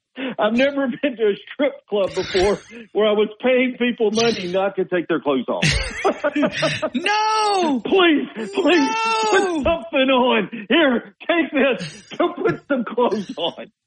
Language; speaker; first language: English; native; English